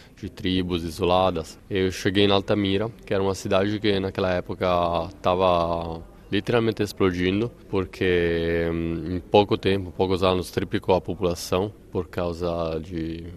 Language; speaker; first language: Portuguese; non-native, fluent; Italian